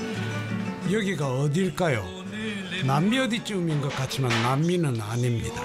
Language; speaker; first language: Korean; native; Korean